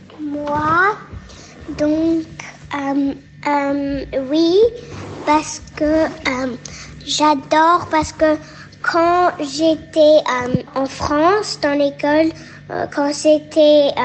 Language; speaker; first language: French; early bilingual, heritage; French